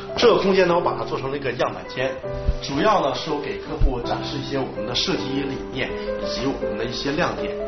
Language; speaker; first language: Chinese; native; Chinese